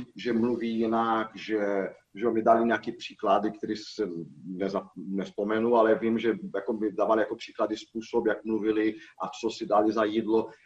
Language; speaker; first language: Czech; non-native, fluent; Portuguese